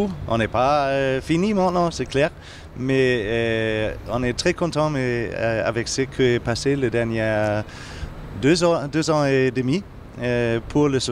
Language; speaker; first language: French; non-native, fluent; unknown